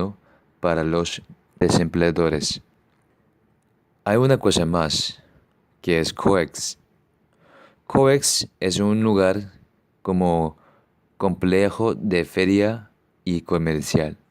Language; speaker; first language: Spanish; non-native, fluent; Korean